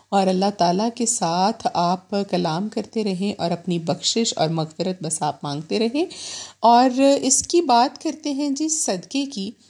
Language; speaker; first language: Urdu; native; Urdu